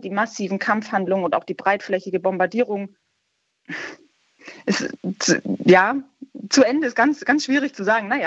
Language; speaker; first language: German; native; German